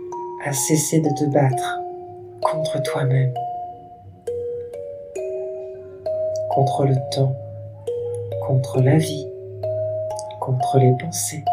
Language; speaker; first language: French; native; French